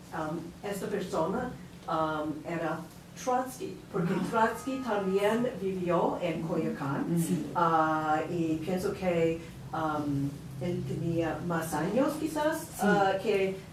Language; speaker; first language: Spanish; non-native, fluent; English